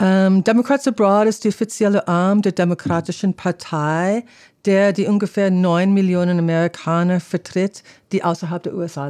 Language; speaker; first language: German; non-native, fluent; English